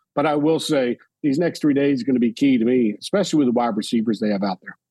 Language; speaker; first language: English; native; English